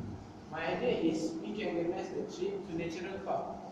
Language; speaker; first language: English; non-native, learner; Malay